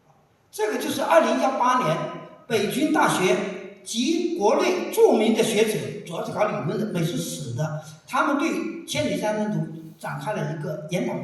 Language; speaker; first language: Chinese; native; Chinese